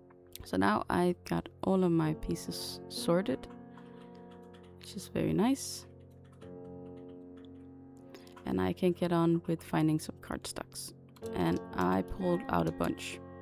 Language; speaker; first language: English; non-native, fluent; Danish